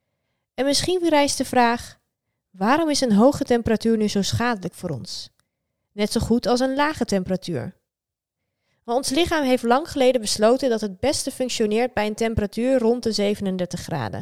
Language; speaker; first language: Dutch; native; Dutch